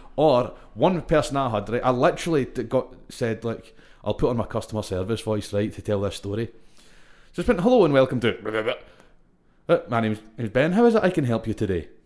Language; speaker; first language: English; native; English